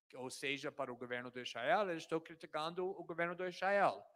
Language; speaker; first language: Portuguese; non-native, fluent; English